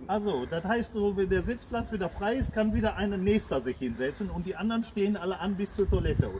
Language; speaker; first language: German; native; German